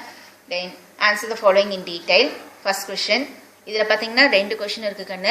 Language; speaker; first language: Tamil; native; Tamil